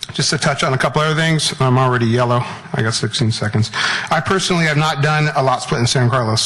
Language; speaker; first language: English; native; English